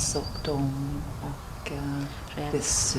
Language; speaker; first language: Swedish; non-native, fluent; English